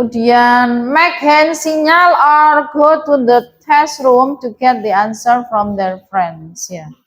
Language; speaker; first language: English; non-native, fluent; Indonesian